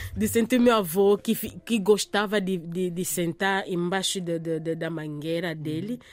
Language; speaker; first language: Portuguese; non-native, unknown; Lingala